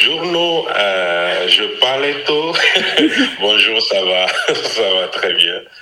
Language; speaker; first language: French; non-native, local second language; Ewe